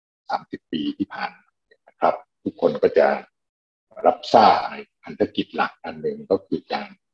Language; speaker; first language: Thai; native; Thai